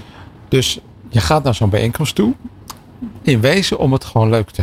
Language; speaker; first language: Dutch; native; Dutch